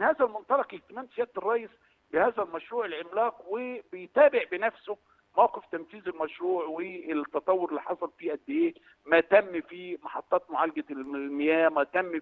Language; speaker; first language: Arabic; native; Arabic